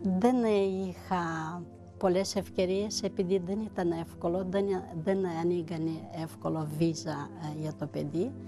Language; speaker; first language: Greek; non-native, fluent; Romanian